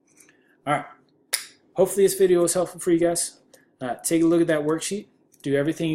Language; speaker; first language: English; native; English